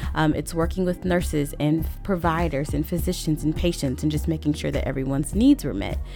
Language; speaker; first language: English; native; English